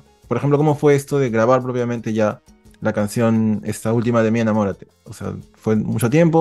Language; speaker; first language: Spanish; native; Spanish